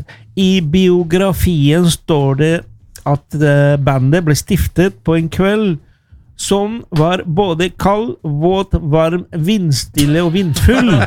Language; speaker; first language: Norwegian; non-native, fluent; Spanish